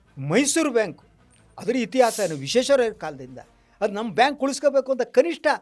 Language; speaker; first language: Kannada; native; Kannada